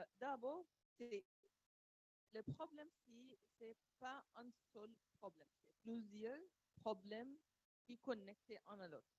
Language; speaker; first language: French; non-native, learner; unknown